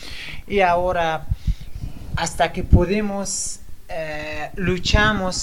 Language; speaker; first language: Spanish; non-native, fluent; Persian